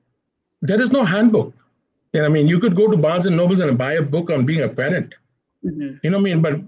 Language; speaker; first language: English; non-native, local second language; Hindi